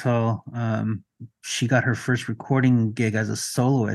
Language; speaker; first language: English; non-native, fluent; Spanish